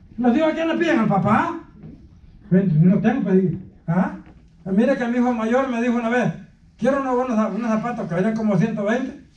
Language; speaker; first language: Spanish; native; Spanish